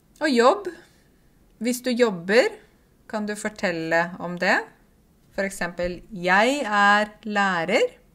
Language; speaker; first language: Norwegian; native; Norwegian